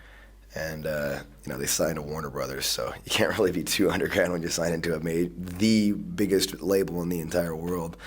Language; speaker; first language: English; native; English